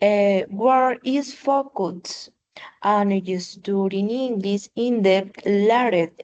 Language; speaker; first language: English; non-native, learner; Spanish